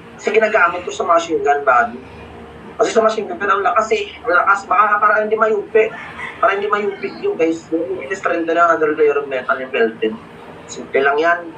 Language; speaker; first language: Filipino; non-native, local second language; Hiligaynon